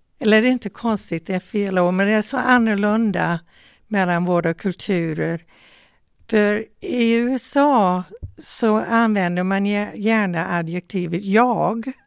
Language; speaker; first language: Swedish; non-native, fluent; English